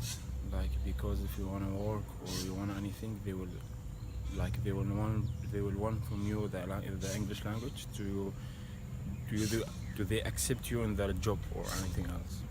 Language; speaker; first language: English; non-native, learner; Arabic